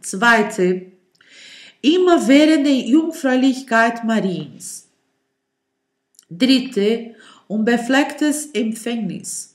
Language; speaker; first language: German; non-native, learner; Portuguese